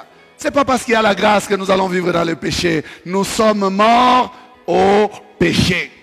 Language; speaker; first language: French; non-native, local second language; Swahili